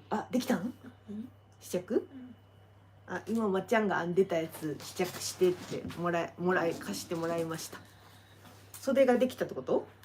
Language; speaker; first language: Japanese; native; Japanese